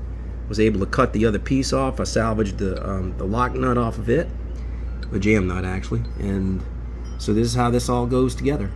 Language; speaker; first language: English; native; English